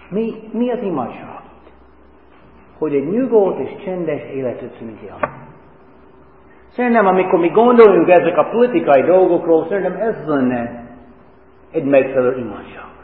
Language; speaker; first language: Hungarian; non-native, fluent; English